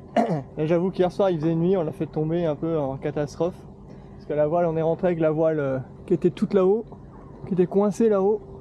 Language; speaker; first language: French; native; French